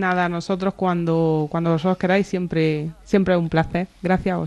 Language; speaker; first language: Spanish; native; Spanish